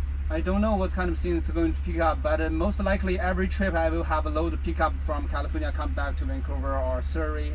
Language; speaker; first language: English; non-native, learner; Chinese